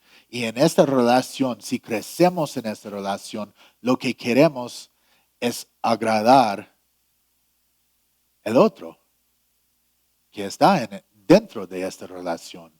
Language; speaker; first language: Spanish; non-native, fluent; English